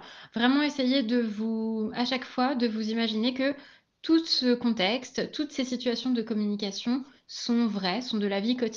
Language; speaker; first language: French; native; French